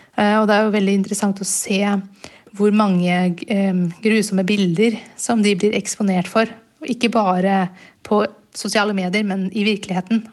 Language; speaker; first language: Norwegian; early bilingual, other home language; Burmese